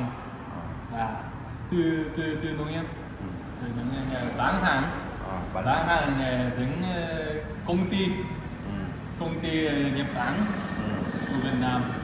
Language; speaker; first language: Vietnamese; non-native, learner; Japanese